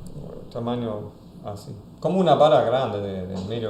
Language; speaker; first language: Spanish; non-native, fluent; German